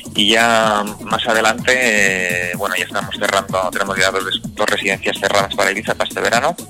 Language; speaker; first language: Spanish; native; Spanish